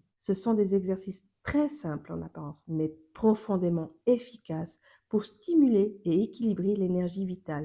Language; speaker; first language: French; native; French